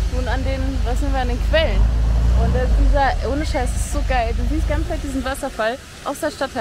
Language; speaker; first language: German; native; German